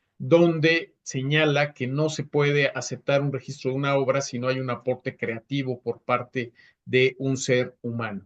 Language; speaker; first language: Spanish; native; Spanish